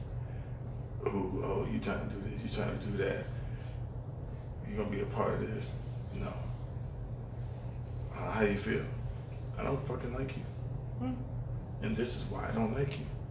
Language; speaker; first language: English; native; English